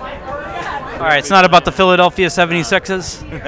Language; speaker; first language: English; native; English